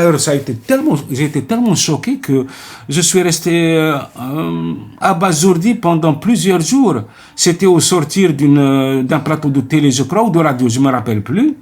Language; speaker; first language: French; non-native, local second language; Arabic